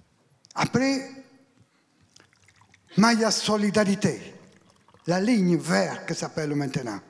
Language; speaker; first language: French; non-native, learner; Spanish